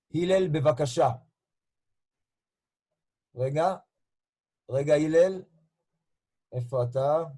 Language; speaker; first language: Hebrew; native; Hebrew